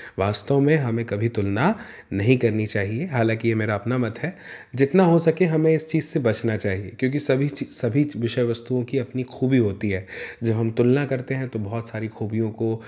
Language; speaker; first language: Hindi; native; Hindi